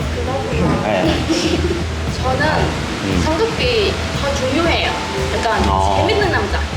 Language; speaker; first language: Korean; non-native, learner; Vietnamese